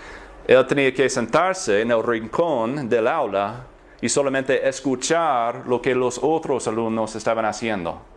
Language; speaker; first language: Spanish; non-native, fluent; English